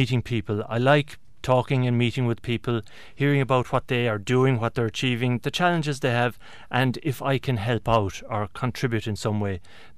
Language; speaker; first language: English; native; English